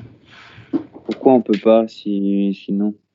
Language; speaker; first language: French; native; French